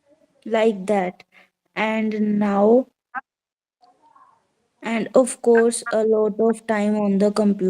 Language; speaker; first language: English; non-native, local second language; Hindi